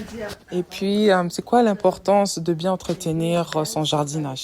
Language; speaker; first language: French; native; French